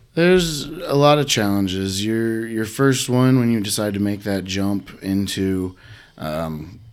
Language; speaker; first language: English; native; English